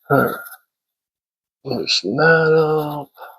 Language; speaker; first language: English; native; English